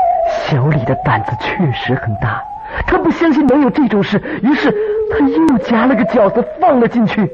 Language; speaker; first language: Chinese; native; Chinese